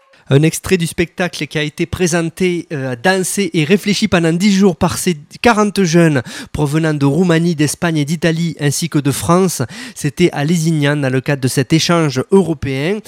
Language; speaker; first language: French; native; French